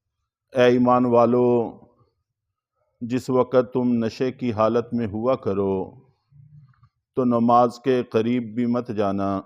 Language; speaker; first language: Urdu; native; Urdu